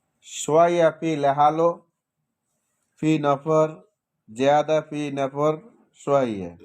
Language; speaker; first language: Arabic; non-native, learner; Bangla